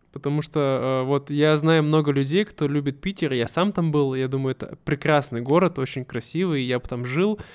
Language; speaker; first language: Russian; native; Russian